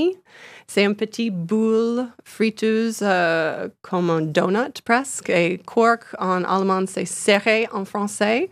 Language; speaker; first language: French; non-native, learner; English